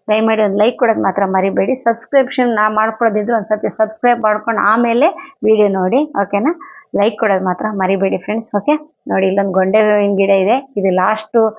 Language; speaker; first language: Kannada; non-native, local second language; Telugu